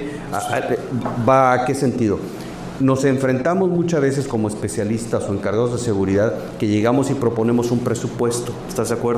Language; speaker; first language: Spanish; native; Spanish